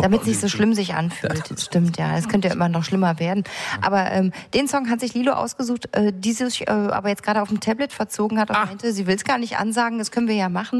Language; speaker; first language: German; native; German